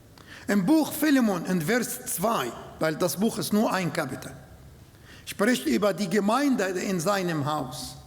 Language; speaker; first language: German; non-native, learner; Arabic